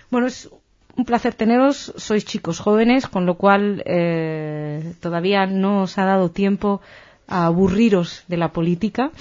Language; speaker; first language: Spanish; native; Spanish